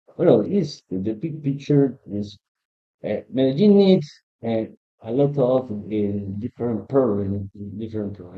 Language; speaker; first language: English; non-native, learner; Spanish